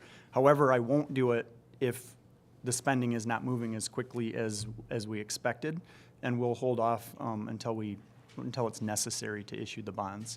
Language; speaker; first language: English; native; English